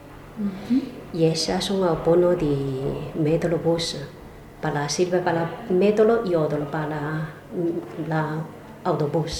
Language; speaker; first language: Spanish; non-native, learner; Chinese